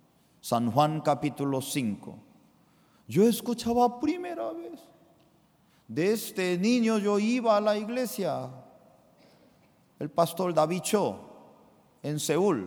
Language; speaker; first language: Spanish; non-native, fluent; Korean